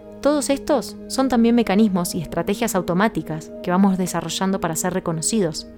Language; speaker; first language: Spanish; native; Spanish